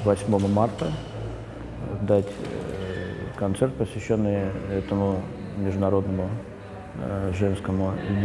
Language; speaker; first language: Russian; native; Russian